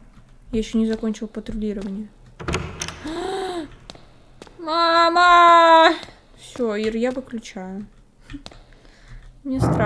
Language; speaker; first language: Russian; native; Russian